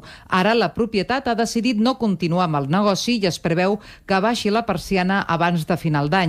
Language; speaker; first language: Catalan; native; Catalan